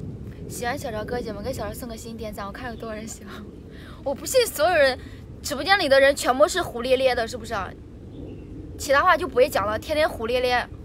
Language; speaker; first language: Chinese; native; Chinese